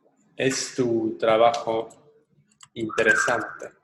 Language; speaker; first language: Spanish; non-native, learner; English